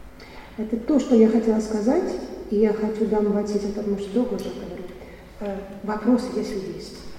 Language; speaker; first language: Russian; non-native, fluent; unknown